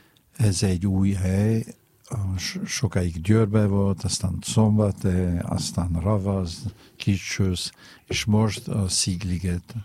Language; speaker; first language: Hungarian; non-native, fluent; French